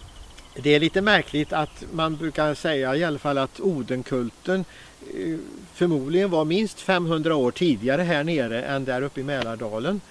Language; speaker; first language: Swedish; native; Swedish